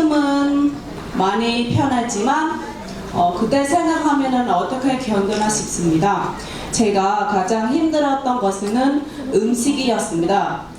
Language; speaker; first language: Korean; non-native, learner; Khmer